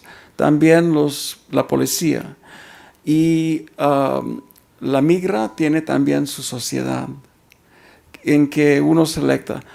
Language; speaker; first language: Spanish; early bilingual, heritage; Spanish